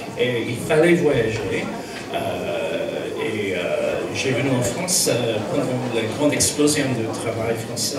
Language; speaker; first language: French; non-native, fluent; English